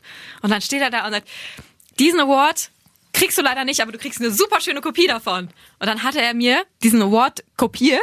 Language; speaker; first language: German; native; German